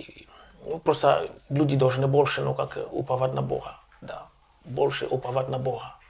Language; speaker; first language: Russian; non-native, local second language; Ukrainian